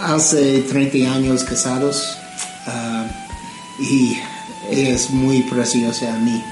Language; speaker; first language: Spanish; non-native, learner; English